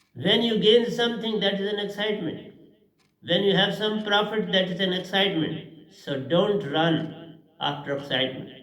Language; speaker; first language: English; non-native, local second language; Hindi